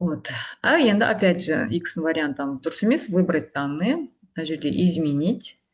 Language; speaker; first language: Russian; non-native, local second language; Kazakh